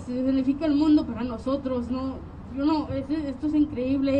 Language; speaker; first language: Spanish; early bilingual, heritage; Spanish